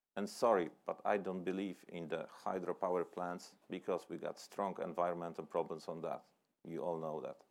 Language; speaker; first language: English; non-native, fluent; Polish